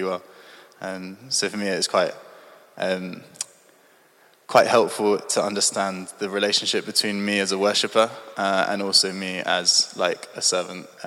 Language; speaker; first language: English; native; English